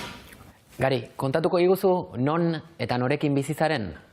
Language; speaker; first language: Basque; native; Basque